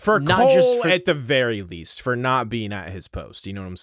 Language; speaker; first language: English; native; English